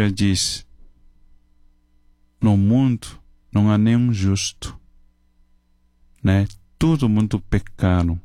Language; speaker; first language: Portuguese; non-native, fluent; Chinese